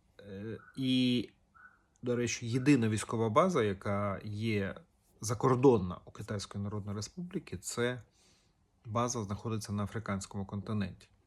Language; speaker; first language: Ukrainian; native; Ukrainian